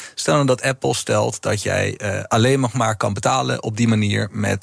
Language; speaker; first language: Dutch; native; Dutch